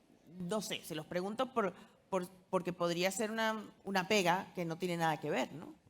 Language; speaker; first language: Spanish; native; Spanish